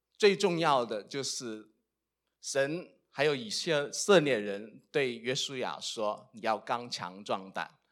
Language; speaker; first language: Chinese; non-native, local second language; Cantonese